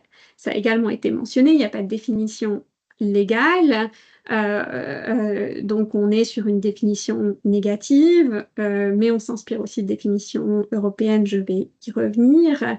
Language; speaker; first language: French; native; French